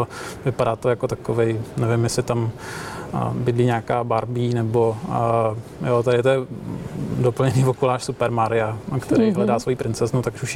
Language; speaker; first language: Czech; native; Czech